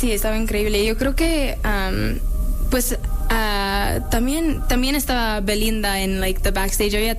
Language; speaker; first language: Spanish; early bilingual, heritage; English